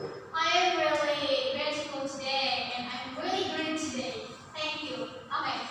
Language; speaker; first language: English; non-native, learner; Indonesian